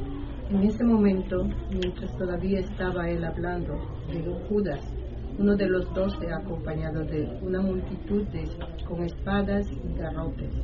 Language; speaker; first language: Spanish; native; Spanish